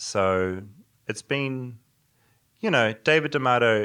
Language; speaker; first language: English; native; English